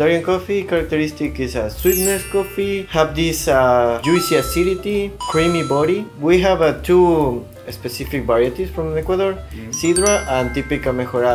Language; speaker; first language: English; non-native, learner; Spanish